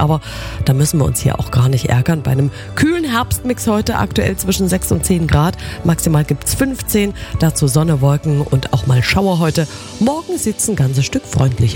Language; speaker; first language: German; native; German